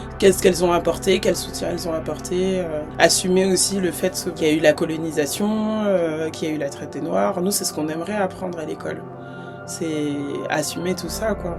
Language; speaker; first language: French; native; French